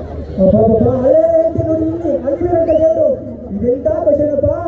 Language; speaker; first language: Kannada; native; Kannada